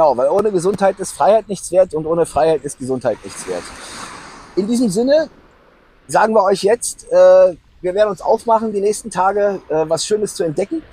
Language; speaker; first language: German; native; German